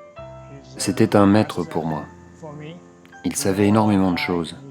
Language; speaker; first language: French; non-native, learner; Thai